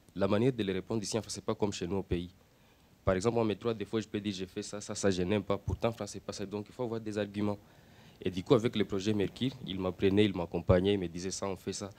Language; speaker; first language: French; non-native, local second language; Swahili